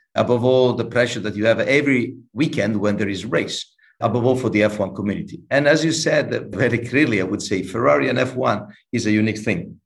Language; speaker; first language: English; non-native, fluent; Italian